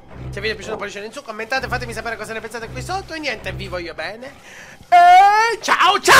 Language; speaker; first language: Italian; native; Italian